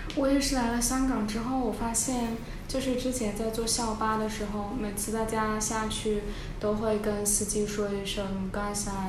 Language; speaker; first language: Chinese; native; Chinese